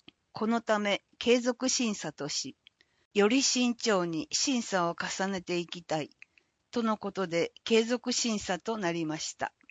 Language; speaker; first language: Japanese; native; Japanese